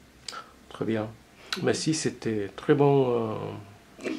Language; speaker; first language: French; non-native, fluent; Japanese